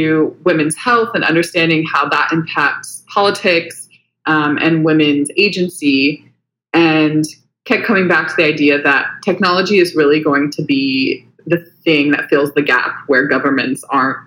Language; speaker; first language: English; native; English